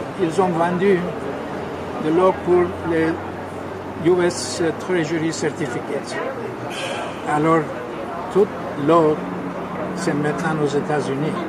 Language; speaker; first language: French; non-native, fluent; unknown